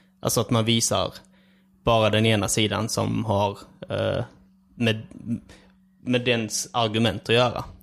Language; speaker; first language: Swedish; early bilingual, other home language; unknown